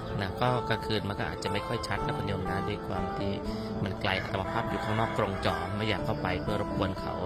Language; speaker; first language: Thai; native; Thai